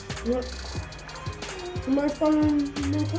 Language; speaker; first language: French; non-native, learner; Romanian